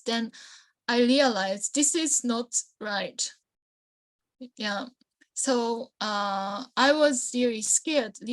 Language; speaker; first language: English; non-native, learner; Japanese